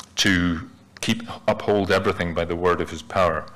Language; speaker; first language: English; native; English